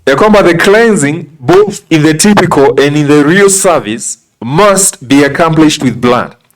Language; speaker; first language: English; non-native, local second language; Swahili